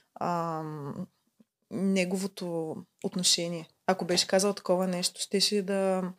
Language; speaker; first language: Bulgarian; native; Bulgarian